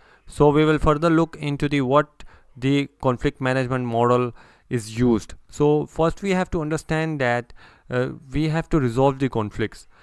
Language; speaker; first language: English; non-native, local second language; Urdu